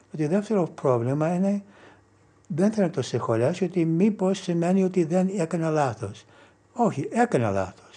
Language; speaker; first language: Greek; non-native, fluent; English